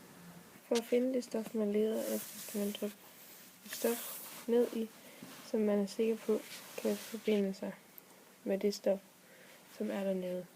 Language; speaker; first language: Danish; native; Danish